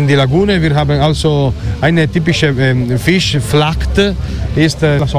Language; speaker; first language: German; non-native, learner; Italian